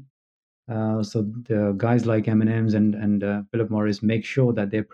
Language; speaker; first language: English; native; English